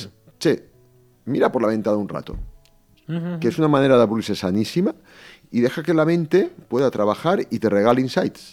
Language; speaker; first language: Spanish; native; Spanish